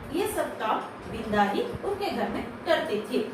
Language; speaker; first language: Hindi; non-native, local second language; Kannada